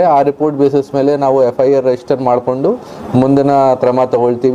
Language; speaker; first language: Kannada; non-native, local second language; Hindi